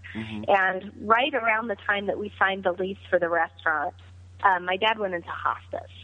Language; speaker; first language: English; native; English